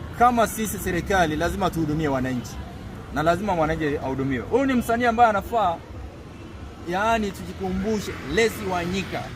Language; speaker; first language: Swahili; native; Swahili